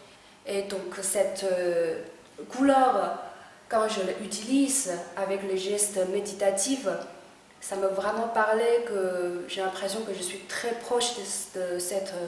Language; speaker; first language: French; non-native, fluent; Chinese